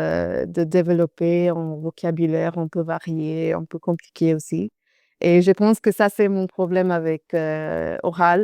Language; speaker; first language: French; non-native, fluent; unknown